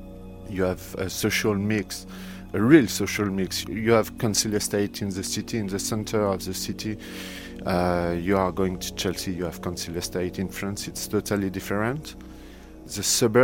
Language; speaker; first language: English; non-native, fluent; French